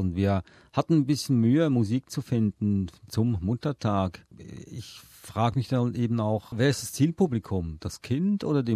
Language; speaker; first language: German; native; German